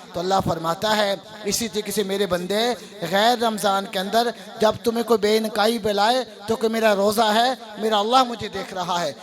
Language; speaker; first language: Urdu; non-native, local second language; Punjabi